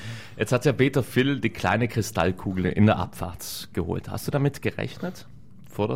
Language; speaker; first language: German; native; German